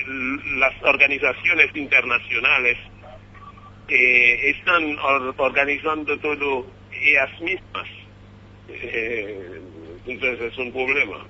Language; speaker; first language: Spanish; non-native, fluent; Haitian Creole